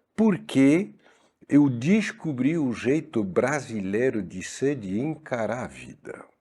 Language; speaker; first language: Portuguese; non-native, fluent; French